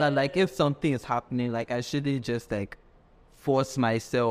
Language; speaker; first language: English; non-native, local second language; Akan